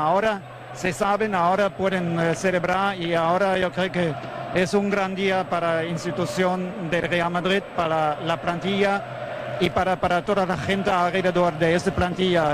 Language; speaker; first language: Spanish; non-native, fluent; German